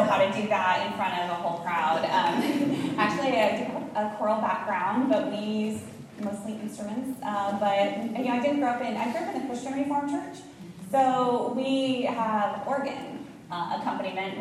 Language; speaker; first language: English; native; English